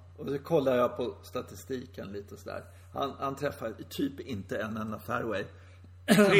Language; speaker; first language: Swedish; native; Swedish